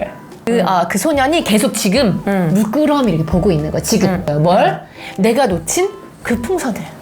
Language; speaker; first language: Korean; native; Korean